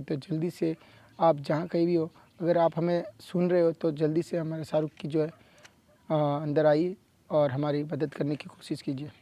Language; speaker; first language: Hindi; native; Hindi